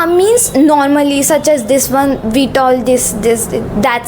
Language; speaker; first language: English; non-native, local second language; Hindi